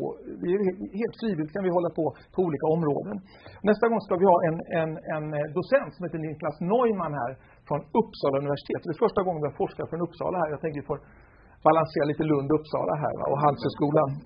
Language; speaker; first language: Swedish; native; Swedish